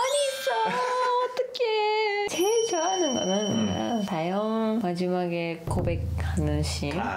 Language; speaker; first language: Korean; non-native, learner; Japanese